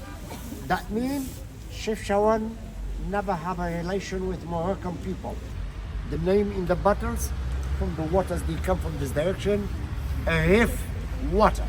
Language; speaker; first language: English; non-native, learner; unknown